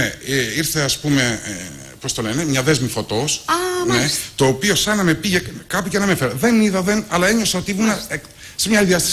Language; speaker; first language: Greek; native; Greek